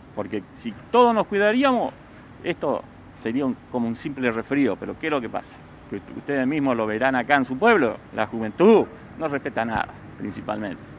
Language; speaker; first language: Spanish; native; Spanish